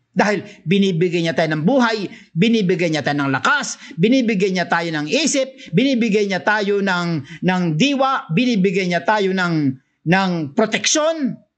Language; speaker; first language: Filipino; non-native, local second language; Cebuano